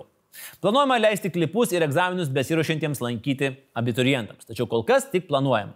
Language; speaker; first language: Lithuanian; native; Lithuanian